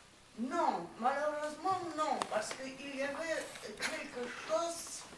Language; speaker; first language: French; non-native, fluent; Russian